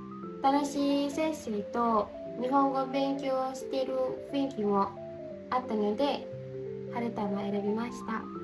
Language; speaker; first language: Japanese; non-native, learner; Indonesian